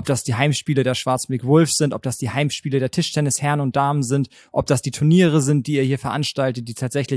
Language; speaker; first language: German; native; German